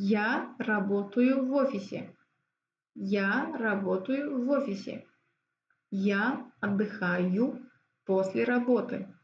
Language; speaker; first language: Russian; non-native, fluent; Azerbaijani